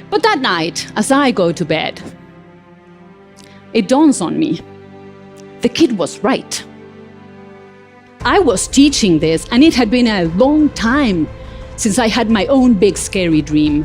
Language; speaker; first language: English; non-native, fluent; Spanish